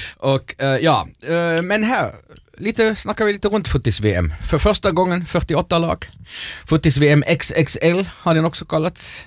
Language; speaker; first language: Swedish; non-native, fluent; German